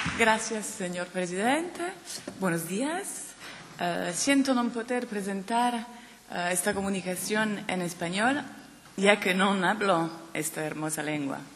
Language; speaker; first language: Spanish; non-native, learner; French